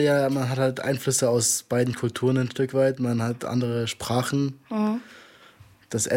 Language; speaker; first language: German; native; German